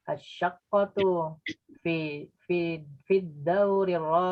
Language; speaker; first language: Arabic; non-native, learner; Indonesian